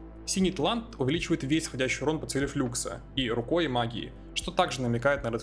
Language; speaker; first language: Russian; native; Russian